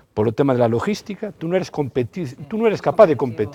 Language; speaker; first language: Spanish; non-native, local second language; Galician